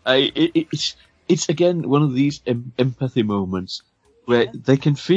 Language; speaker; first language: English; non-native, fluent; Danish